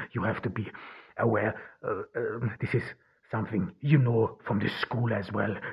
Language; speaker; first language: English; non-native, fluent; Turkish